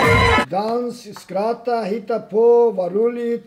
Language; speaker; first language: Swedish; non-native, fluent; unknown